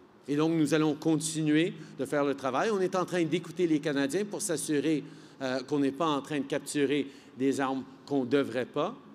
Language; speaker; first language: French; early bilingual, heritage; French